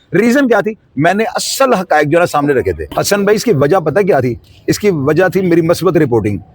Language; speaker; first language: Urdu; non-native, local second language; Punjabi